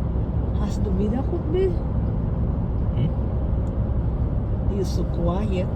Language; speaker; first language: English; non-native, local second language; Waray